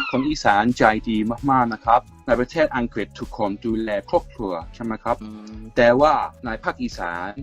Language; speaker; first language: Thai; non-native, fluent; English